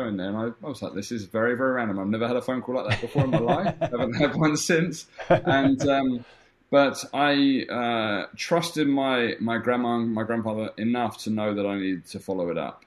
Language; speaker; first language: English; native; English